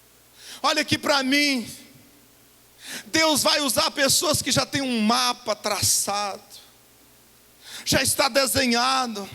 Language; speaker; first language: Portuguese; native; Portuguese